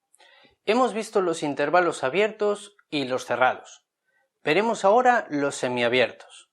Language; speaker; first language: Spanish; native; Spanish